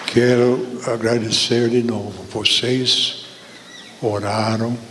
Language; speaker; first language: Portuguese; non-native, fluent; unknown